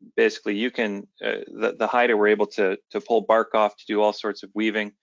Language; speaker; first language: English; native; English